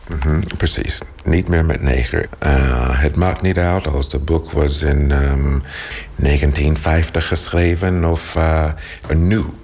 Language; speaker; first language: Dutch; non-native, learner; English